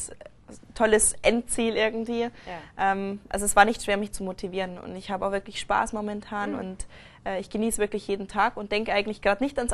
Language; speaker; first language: German; native; German